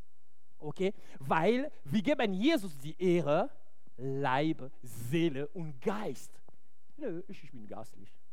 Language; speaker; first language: German; non-native, fluent; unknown